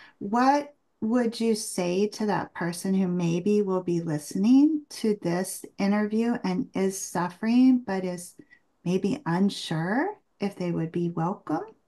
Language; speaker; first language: English; native; English